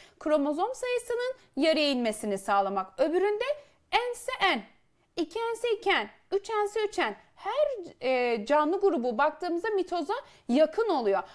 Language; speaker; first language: Turkish; native; Turkish